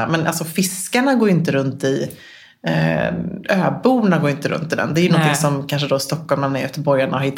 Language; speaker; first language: Swedish; native; Swedish